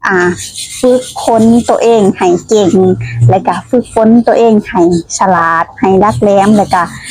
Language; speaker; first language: Thai; non-native, local second language; Northeastern Thai